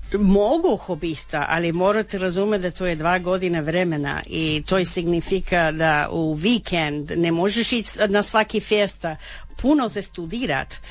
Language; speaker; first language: Serbian; non-native, learner; French